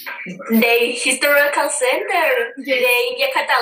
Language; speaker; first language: English; non-native, learner; Spanish